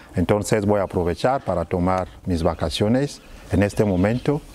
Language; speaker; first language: Spanish; non-native, fluent; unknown